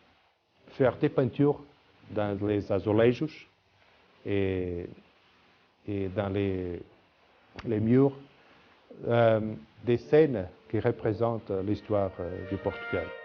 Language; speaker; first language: French; non-native, fluent; Portuguese